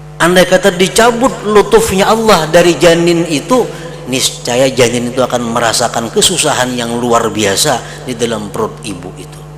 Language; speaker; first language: Indonesian; non-native, local second language; Banjar